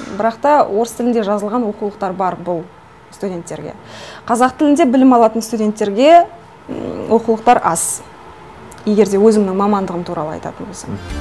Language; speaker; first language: Kazakh; non-native, local second language; Russian